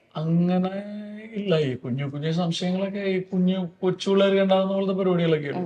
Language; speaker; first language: Malayalam; native; Malayalam